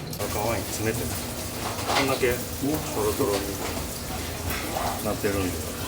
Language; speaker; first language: Japanese; native; Japanese